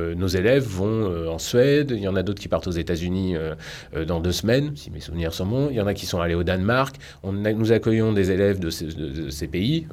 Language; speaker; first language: French; native; French